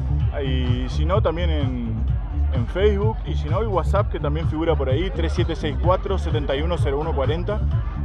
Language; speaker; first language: Spanish; native; Spanish